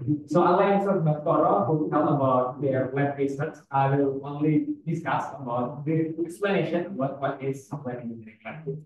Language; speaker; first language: English; non-native, fluent; Indonesian